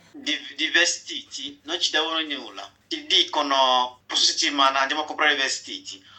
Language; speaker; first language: Italian; non-native, fluent; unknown